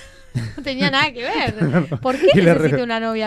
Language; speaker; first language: Spanish; native; Spanish